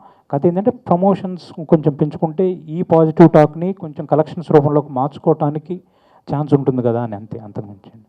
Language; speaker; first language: Telugu; native; Telugu